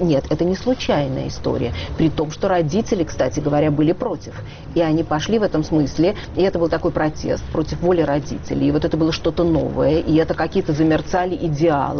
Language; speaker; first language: Russian; native; Russian